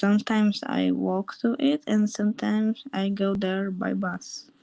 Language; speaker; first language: English; non-native, learner; Polish